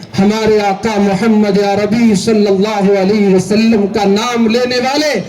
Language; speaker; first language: Urdu; native; Urdu